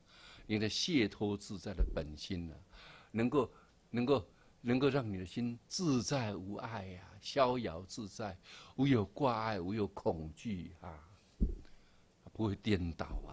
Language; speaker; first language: Chinese; native; Chinese